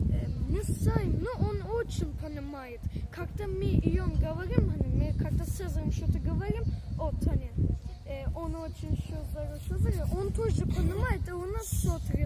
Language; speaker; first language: Russian; non-native, learner; Turkish